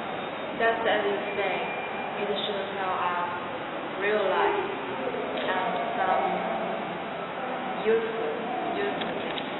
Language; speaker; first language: English; non-native, learner; Chinese